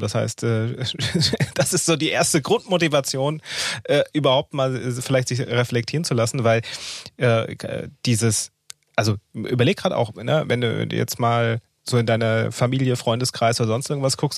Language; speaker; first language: German; native; German